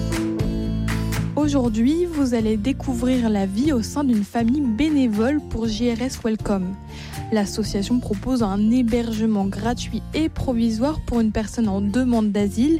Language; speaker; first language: French; native; French